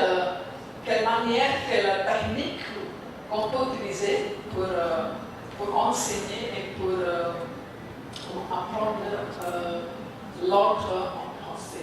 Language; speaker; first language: French; non-native, fluent; Indonesian